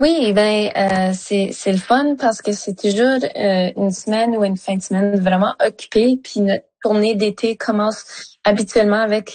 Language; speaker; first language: French; native; French